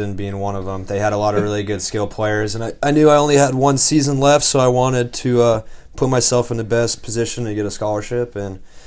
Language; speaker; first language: English; native; English